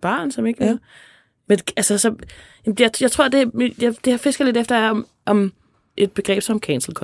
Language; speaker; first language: Danish; native; Danish